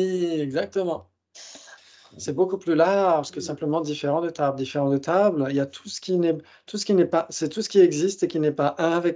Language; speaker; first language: French; native; French